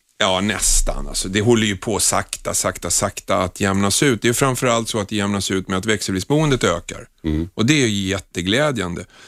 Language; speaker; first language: Swedish; native; Swedish